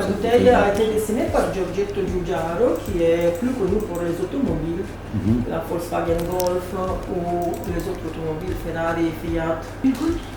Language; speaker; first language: French; non-native, fluent; Italian